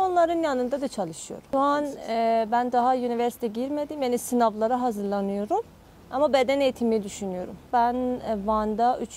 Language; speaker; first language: Turkish; non-native, fluent; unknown